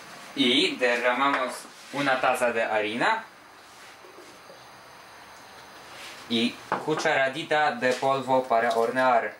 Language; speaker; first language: Spanish; non-native, learner; Polish